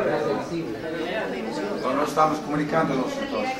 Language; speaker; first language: Spanish; non-native, fluent; English